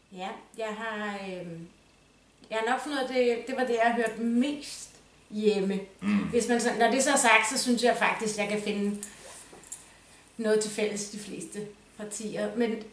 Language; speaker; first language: Danish; native; Danish